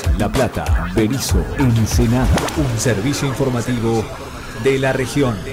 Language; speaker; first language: Spanish; native; Spanish